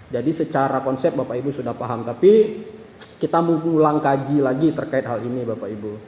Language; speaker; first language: Indonesian; non-native, local second language; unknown